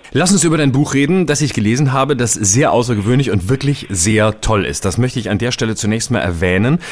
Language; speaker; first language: German; native; German